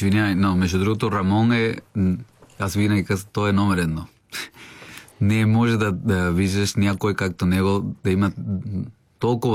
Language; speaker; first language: Bulgarian; non-native, learner; Spanish